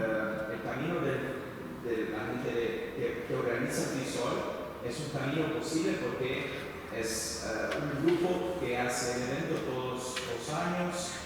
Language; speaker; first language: Spanish; non-native, fluent; Portuguese